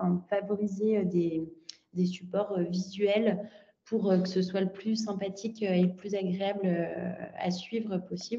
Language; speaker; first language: French; native; French